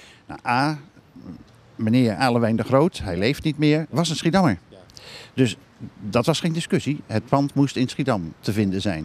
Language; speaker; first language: Dutch; native; Dutch